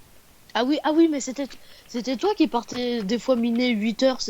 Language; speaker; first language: French; native; French